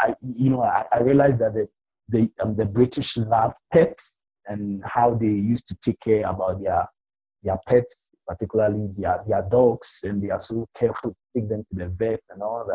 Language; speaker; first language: English; non-native, local second language; Akan